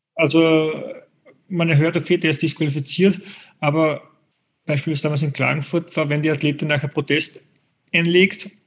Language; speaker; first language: German; native; German